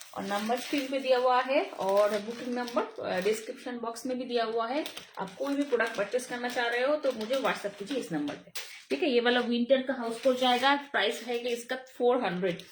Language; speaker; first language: Hindi; non-native, local second language; Bangla